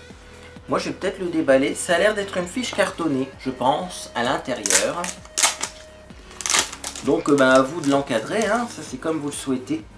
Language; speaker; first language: French; native; French